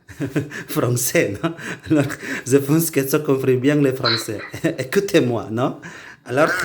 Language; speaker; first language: French; non-native, learner; Indonesian